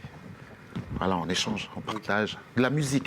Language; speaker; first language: French; native; French